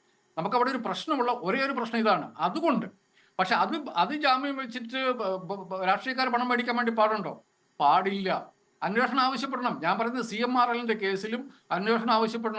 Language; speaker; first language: Malayalam; native; Malayalam